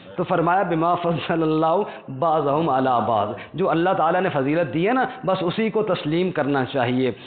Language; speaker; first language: Urdu; non-native, local second language; Punjabi